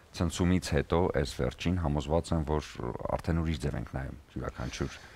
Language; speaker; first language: Armenian; native; Armenian